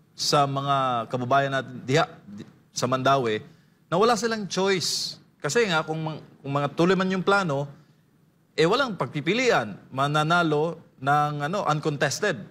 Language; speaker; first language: Filipino; native; Filipino